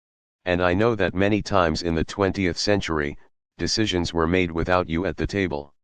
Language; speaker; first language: English; native; English